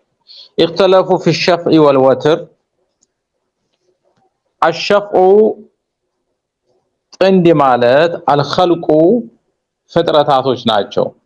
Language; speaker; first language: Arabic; non-native, fluent; Amharic